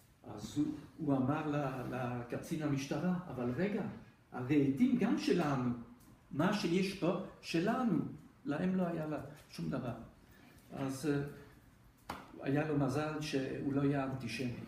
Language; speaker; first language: Hebrew; non-native, fluent; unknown